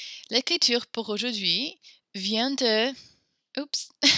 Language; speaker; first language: French; non-native, fluent; English